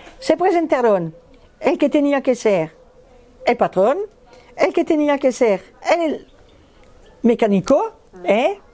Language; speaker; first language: Spanish; non-native, fluent; French